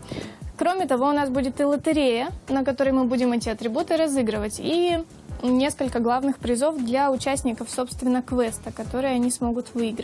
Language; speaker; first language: Russian; native; Russian